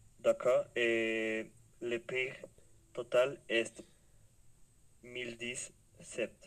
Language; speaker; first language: French; non-native, learner; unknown